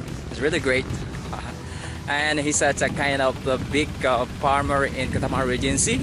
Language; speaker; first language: English; non-native, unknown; Indonesian